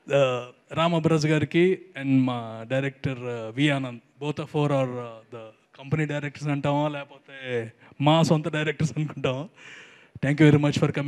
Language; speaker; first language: Telugu; native; Telugu